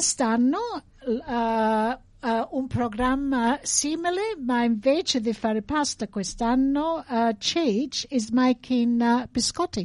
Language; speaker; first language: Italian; early bilingual, heritage; English